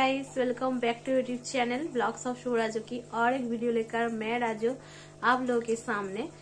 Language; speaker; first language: Hindi; non-native, local second language; Bangla